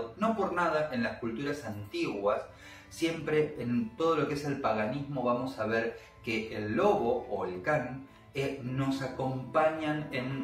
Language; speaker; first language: Spanish; native; Spanish